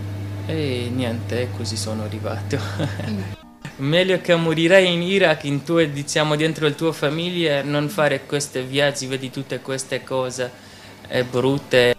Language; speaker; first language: Italian; non-native, learner; Central Kurdish